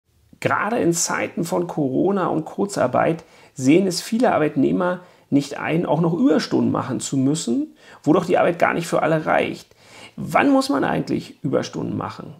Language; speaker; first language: German; native; German